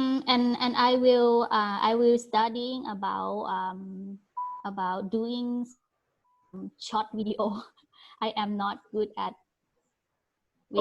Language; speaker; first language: English; non-native, learner; Thai